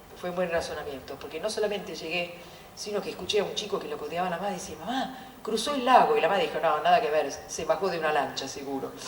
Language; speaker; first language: Spanish; non-native, fluent; Italian